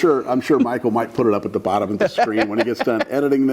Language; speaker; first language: English; native; English